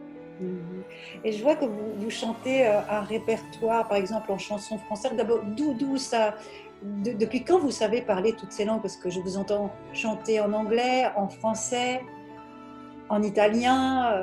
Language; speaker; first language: French; native; French